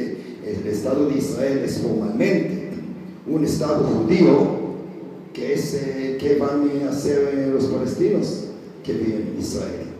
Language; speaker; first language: Spanish; non-native, fluent; Hebrew